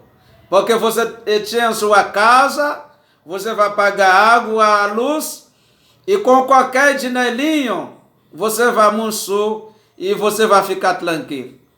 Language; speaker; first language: Portuguese; non-native, learner; Haitian Creole